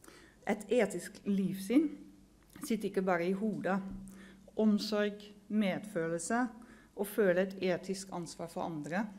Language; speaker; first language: Norwegian; non-native, fluent; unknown